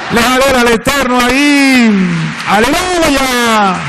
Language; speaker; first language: Spanish; native; Spanish